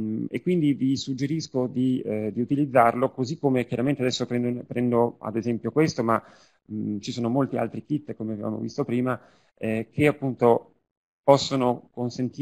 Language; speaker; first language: Italian; native; Italian